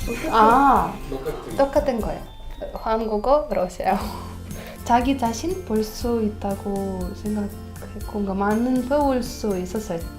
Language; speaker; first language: Korean; non-native, fluent; Russian